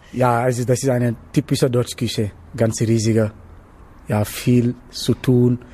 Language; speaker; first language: German; non-native, learner; Wolof